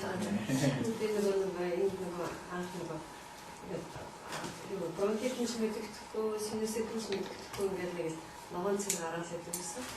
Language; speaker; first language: Korean; non-native, learner; Mongolian